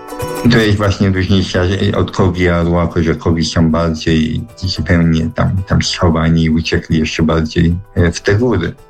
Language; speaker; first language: Polish; early bilingual, heritage; Polish